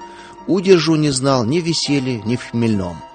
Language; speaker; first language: Russian; native; Russian